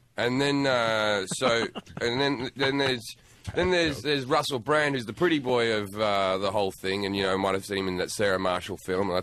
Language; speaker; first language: English; native; English